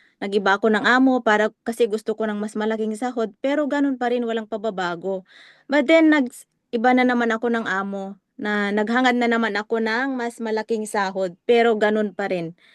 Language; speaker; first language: Filipino; non-native, local second language; Iloko